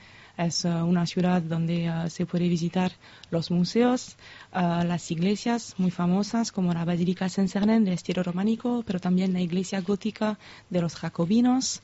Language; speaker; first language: Spanish; non-native, fluent; French